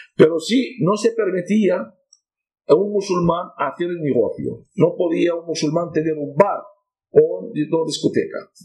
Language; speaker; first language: Spanish; non-native, fluent; Arabic